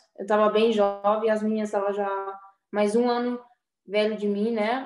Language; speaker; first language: Portuguese; early bilingual, heritage; Portuguese